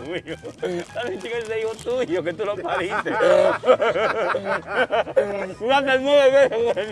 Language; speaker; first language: Spanish; native; Spanish